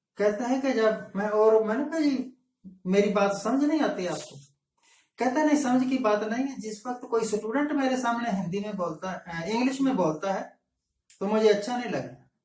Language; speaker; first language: Hindi; non-native, local second language; Punjabi